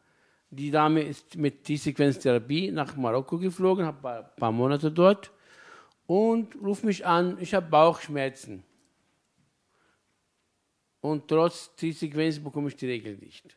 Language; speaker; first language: German; non-native, fluent; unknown